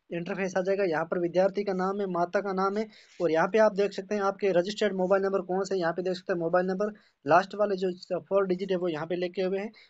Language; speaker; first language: Hindi; native; Hindi